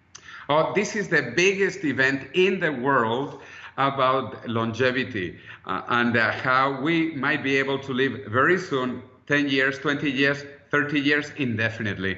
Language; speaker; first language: English; non-native, fluent; Spanish